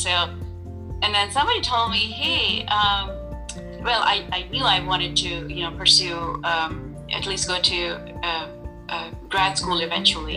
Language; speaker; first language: English; non-native, local second language; Urdu